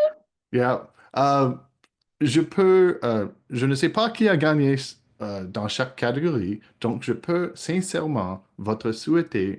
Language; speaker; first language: French; non-native, local second language; English